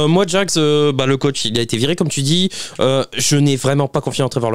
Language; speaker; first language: French; native; French